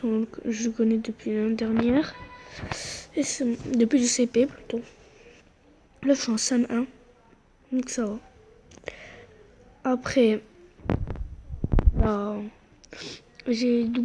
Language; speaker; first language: French; non-native, local second language; Arabic